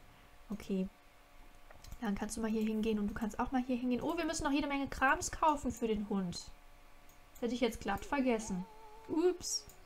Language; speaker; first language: German; native; German